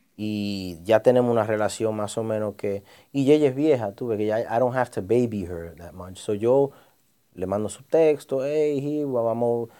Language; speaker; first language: Spanish; early bilingual, heritage; Spanish